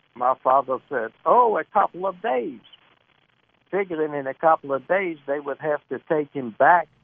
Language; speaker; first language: English; early bilingual, other home language; Lithuanian